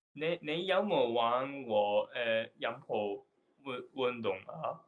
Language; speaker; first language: Cantonese; non-native, learner; Japanese